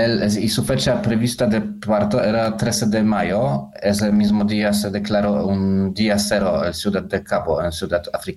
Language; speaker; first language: Spanish; non-native, learner; Polish